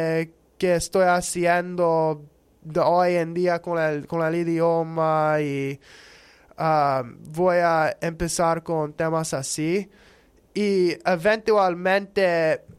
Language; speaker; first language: Spanish; non-native, learner; English